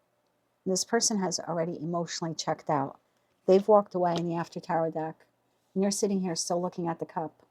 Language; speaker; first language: English; native; English